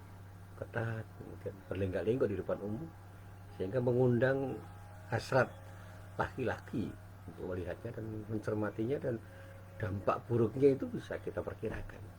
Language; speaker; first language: Indonesian; native; Indonesian